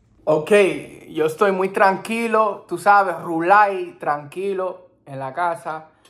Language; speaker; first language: Spanish; early bilingual, heritage; Spanish